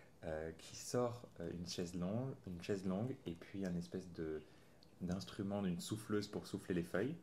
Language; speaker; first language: French; native; French